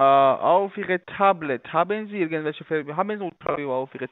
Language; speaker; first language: German; non-native, fluent; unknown